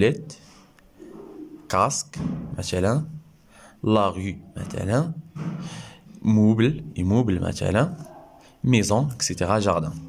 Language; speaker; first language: Arabic; native; Arabic